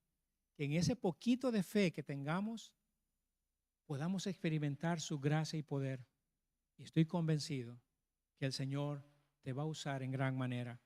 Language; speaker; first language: Spanish; native; Spanish